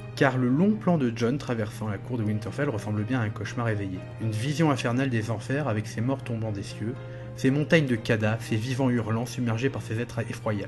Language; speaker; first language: French; native; French